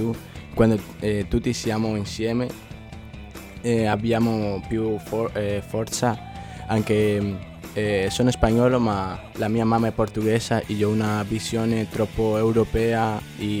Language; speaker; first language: Italian; non-native, learner; Spanish